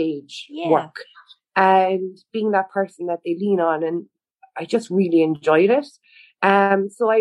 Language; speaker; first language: English; native; English